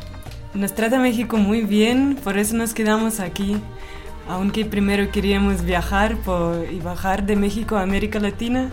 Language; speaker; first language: Spanish; non-native, fluent; Russian